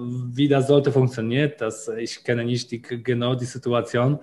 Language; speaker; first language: German; non-native, learner; Polish